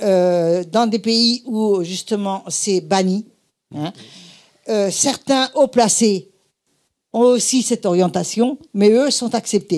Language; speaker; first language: French; native; French